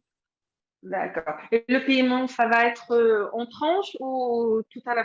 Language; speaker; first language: French; non-native, fluent; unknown